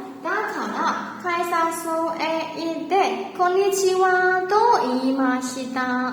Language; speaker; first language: Japanese; non-native, learner; Burmese